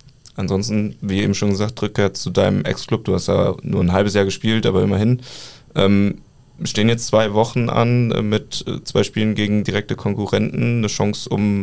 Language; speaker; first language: German; native; German